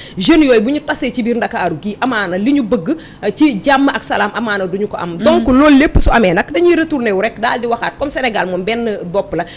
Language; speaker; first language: Wolof; native; Wolof